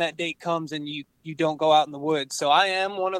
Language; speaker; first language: English; native; English